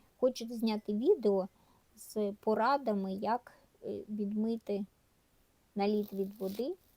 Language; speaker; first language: Ukrainian; native; Ukrainian